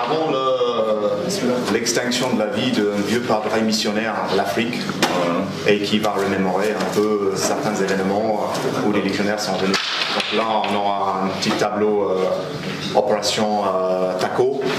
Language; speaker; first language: French; non-native, fluent; English